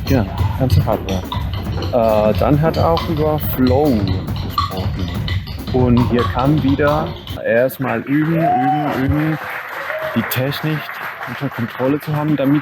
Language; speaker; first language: German; non-native, fluent; Spanish